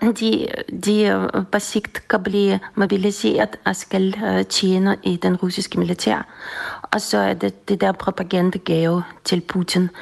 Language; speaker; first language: Danish; non-native, fluent; Russian